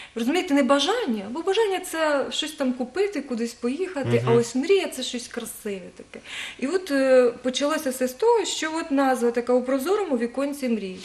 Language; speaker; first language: Ukrainian; native; Ukrainian